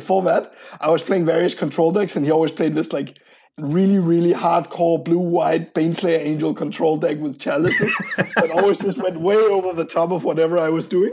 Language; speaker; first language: English; non-native, fluent; Danish